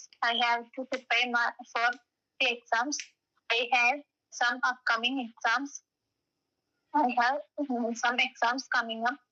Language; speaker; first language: English; non-native, learner; Malayalam